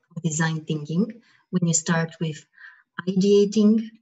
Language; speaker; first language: English; non-native, fluent; Romanian